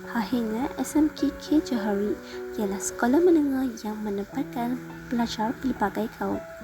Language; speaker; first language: Malay; non-native, local second language; Tamil